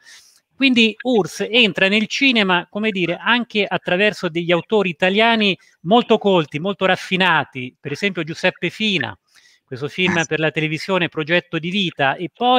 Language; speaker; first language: Italian; native; Italian